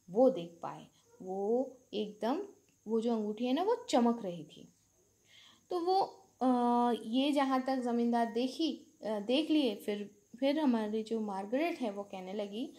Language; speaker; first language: Hindi; non-native, local second language; Bangla